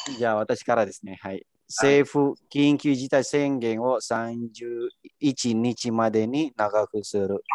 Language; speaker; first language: Japanese; non-native, learner; Indonesian